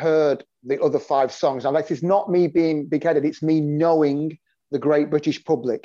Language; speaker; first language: English; native; English